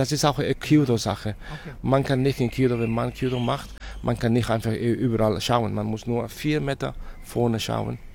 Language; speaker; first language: German; non-native, fluent; Spanish